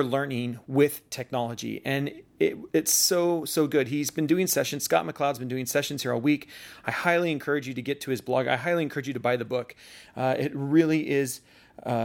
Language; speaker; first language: English; native; English